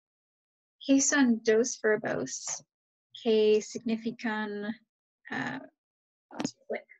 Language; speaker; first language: Spanish; non-native, learner; English